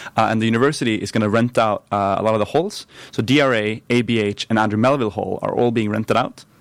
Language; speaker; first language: English; non-native, fluent; Norwegian